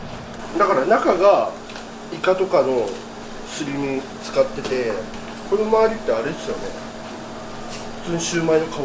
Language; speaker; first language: Japanese; native; Japanese